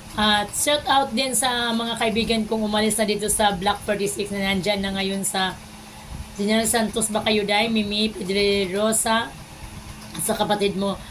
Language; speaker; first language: Filipino; non-native, local second language; Cebuano